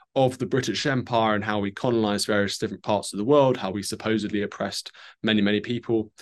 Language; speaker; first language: English; native; English